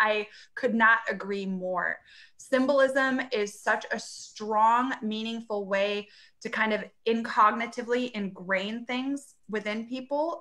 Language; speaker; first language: English; native; English